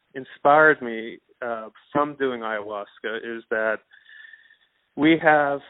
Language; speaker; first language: English; non-native, fluent; Persian